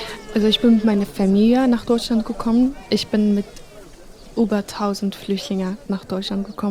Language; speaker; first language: German; non-native, fluent; Arabic